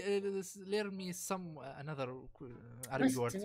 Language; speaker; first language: English; non-native, learner; Central Kurdish